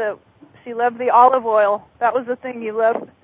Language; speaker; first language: English; native; English